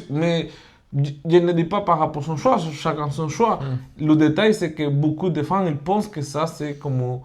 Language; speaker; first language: French; non-native, fluent; Spanish